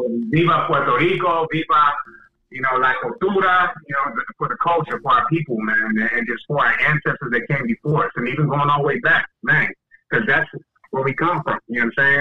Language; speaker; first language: English; native; English